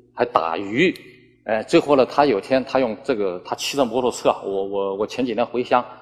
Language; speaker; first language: Chinese; native; Chinese